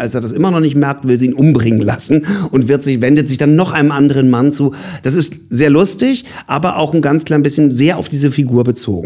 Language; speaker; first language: German; native; German